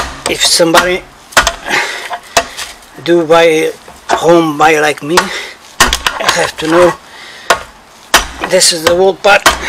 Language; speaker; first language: English; non-native, learner; Portuguese